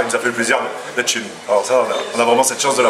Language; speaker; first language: French; native; French